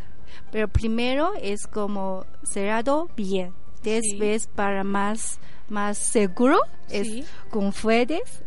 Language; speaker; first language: Spanish; non-native, learner; Chinese